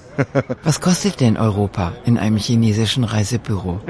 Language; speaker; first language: German; native; German